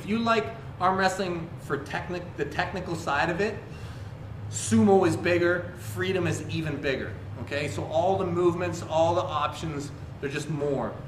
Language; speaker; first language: English; native; English